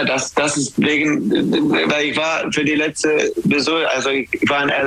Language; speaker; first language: German; non-native, fluent; English